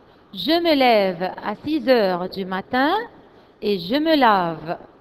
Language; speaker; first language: French; non-native, fluent; Arabic